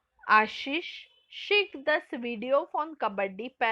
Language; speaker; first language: German; non-native, fluent; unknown